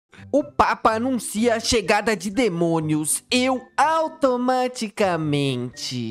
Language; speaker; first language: Portuguese; native; Portuguese